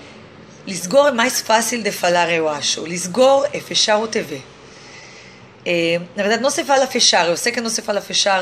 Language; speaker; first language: Portuguese; non-native, fluent; Hebrew